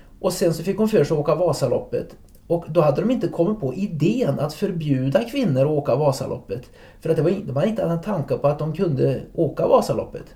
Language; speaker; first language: Swedish; native; Swedish